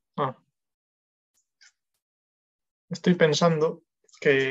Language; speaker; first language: Spanish; non-native, fluent; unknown